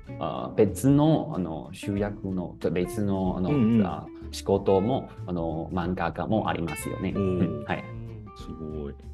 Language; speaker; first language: Japanese; non-native, learner; Chinese